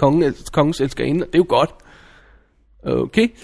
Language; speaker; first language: Danish; native; Danish